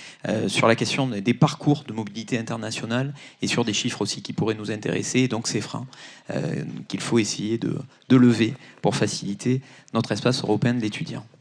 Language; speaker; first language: French; native; French